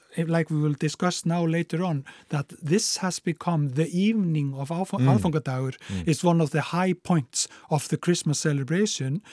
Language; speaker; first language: English; non-native, fluent; Icelandic